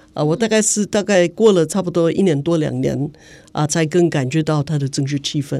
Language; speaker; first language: Chinese; non-native, fluent; English